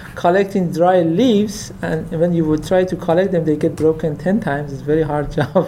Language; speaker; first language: English; non-native, fluent; Persian